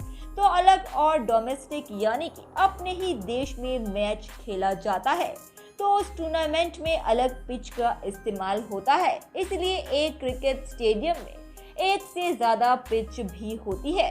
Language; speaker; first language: Hindi; native; Hindi